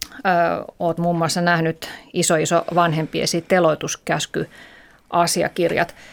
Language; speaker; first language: Finnish; native; Finnish